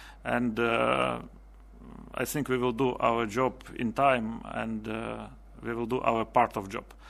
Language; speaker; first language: English; non-native, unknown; Ukrainian